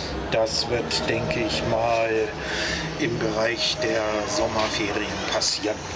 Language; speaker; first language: German; native; German